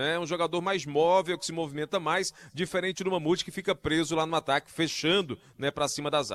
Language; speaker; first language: Portuguese; native; Portuguese